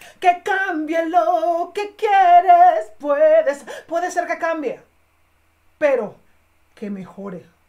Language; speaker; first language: Spanish; native; Spanish